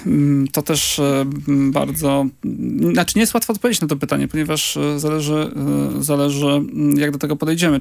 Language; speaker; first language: Polish; native; Polish